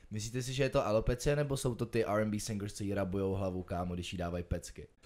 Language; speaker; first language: Czech; early bilingual, other home language; Ukrainian